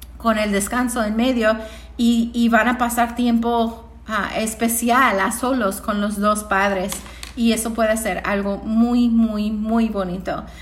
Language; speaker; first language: Spanish; non-native, fluent; English